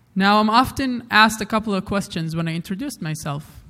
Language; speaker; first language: English; non-native, fluent; Arabic